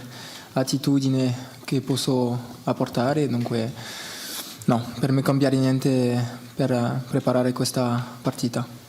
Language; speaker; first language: Italian; early bilingual, heritage; French